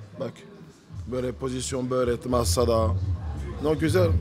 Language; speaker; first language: Turkish; non-native, learner; French